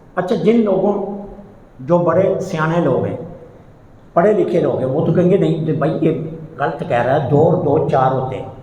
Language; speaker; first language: Urdu; non-native, local second language; Punjabi